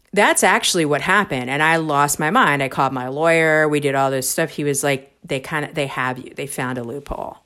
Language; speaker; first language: English; native; English